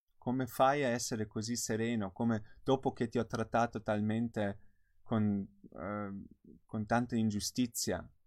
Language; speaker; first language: Italian; non-native, fluent; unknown